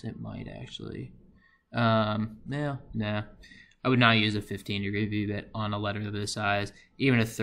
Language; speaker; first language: English; native; English